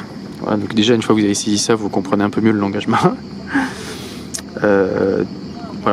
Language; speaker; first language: French; native; French